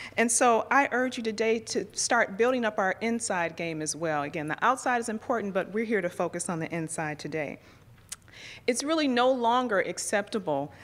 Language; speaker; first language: English; native; English